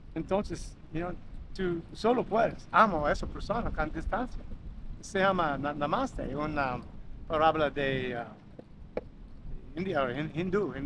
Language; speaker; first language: Spanish; non-native, learner; English